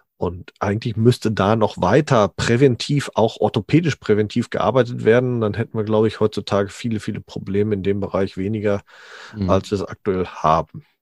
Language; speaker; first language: German; early bilingual, other home language; Italian